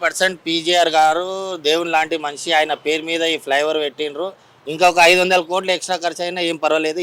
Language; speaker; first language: Telugu; native; Telugu